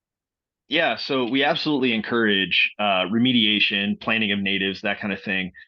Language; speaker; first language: English; native; English